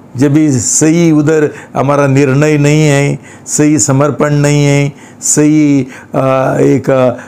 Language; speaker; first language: Hindi; non-native, local second language; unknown